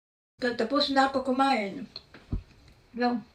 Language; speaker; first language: Filipino; non-native, learner; Hebrew